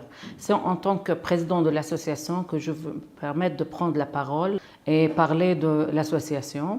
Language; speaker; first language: French; non-native, fluent; Arabic